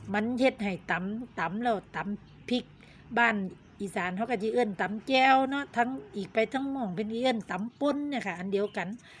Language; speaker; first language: Thai; native; Thai